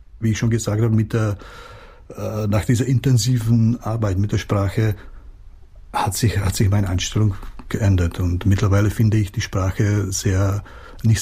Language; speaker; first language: German; non-native, fluent; Czech